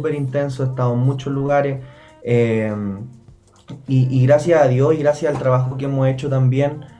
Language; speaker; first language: Spanish; native; Spanish